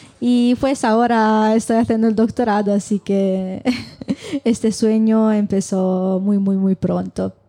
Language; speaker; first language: Spanish; non-native, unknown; Italian